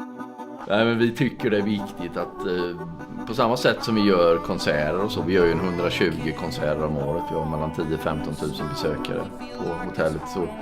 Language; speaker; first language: Swedish; native; Swedish